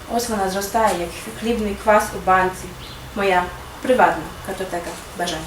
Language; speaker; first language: Ukrainian; native; Ukrainian